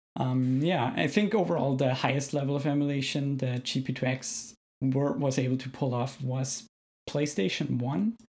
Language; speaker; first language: English; non-native, fluent; German